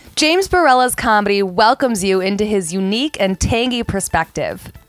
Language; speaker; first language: English; native; English